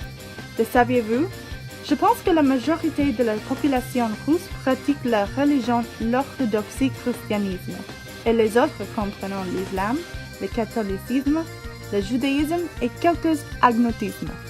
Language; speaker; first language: French; non-native, learner; English